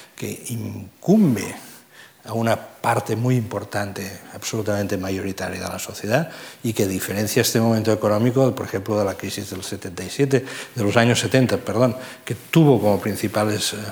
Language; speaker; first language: Spanish; non-native, local second language; Catalan